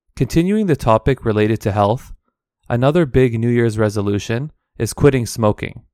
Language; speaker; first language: English; native; English